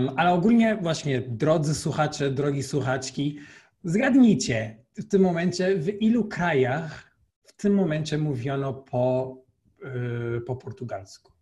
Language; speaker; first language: Polish; non-native, fluent; Portuguese